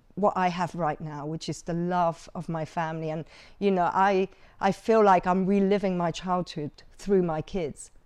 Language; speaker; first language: English; early bilingual, other home language; Cantonese